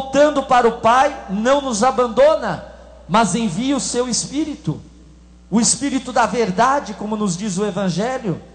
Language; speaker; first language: Portuguese; native; Portuguese